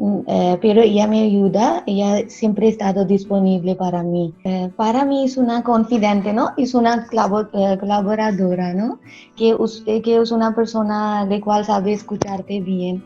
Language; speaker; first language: Spanish; non-native, learner; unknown